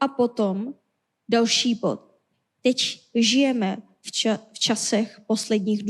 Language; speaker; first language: Czech; non-native, fluent; Korean